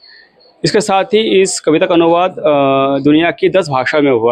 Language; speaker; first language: Hindi; non-native, local second language; Marathi